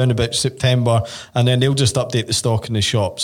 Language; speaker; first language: English; native; English